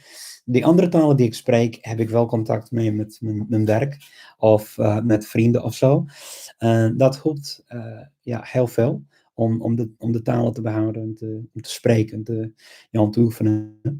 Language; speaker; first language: Dutch; non-native, fluent; English